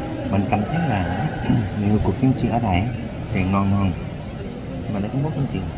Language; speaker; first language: Vietnamese; non-native, learner; Korean